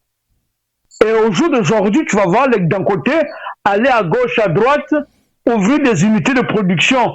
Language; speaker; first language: French; non-native, local second language; Lingala